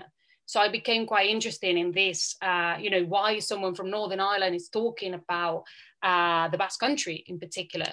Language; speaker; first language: English; non-native, fluent; Catalan